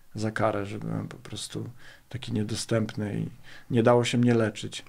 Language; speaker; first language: Polish; native; Polish